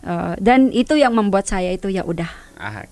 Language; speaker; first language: Indonesian; non-native, fluent; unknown